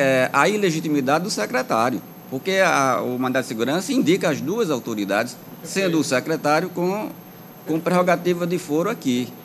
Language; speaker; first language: Portuguese; native; Portuguese